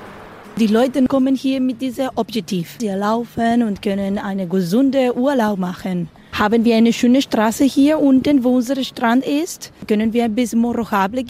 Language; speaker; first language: German; non-native, learner; Spanish